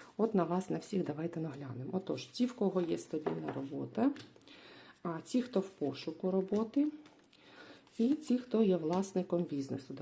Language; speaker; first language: Ukrainian; non-native, local second language; Russian